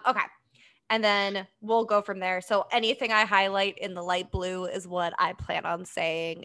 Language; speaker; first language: English; native; English